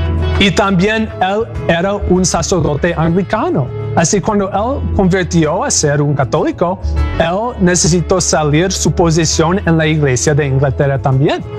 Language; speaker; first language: Spanish; non-native, learner; English